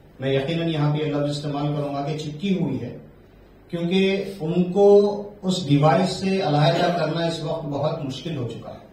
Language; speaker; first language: Urdu; native; Urdu